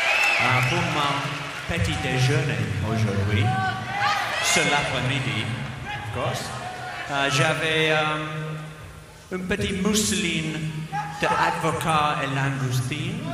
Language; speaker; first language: French; non-native, learner; English